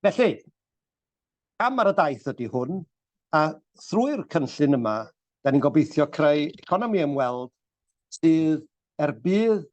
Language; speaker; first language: Welsh; native; Welsh